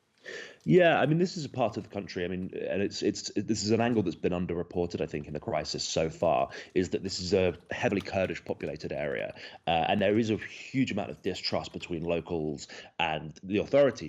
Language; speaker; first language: English; native; English